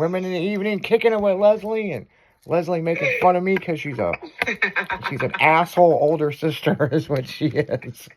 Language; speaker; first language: English; native; English